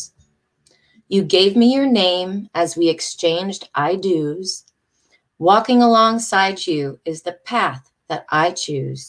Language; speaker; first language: English; native; English